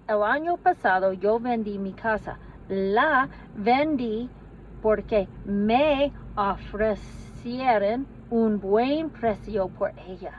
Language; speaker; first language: Spanish; non-native, learner; English